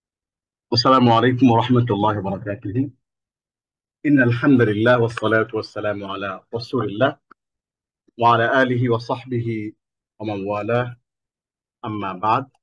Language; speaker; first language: Arabic; non-native, fluent; Bangla